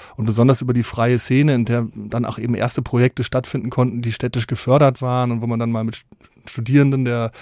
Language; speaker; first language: German; native; German